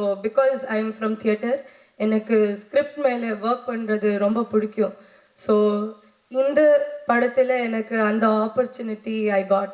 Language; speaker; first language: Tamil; non-native, learner; Kannada